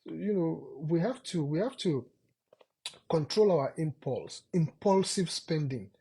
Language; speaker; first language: English; non-native, local second language; Yoruba